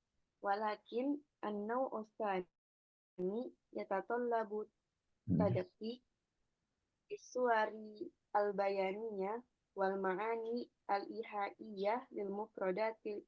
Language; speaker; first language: Arabic; non-native, learner; Indonesian